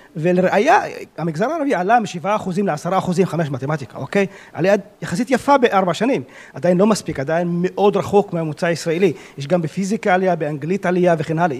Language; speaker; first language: Hebrew; non-native, local second language; Arabic